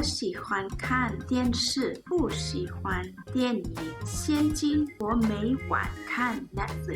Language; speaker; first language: Chinese; non-native, learner; English